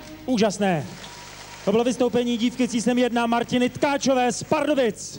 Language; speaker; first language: Czech; native; Czech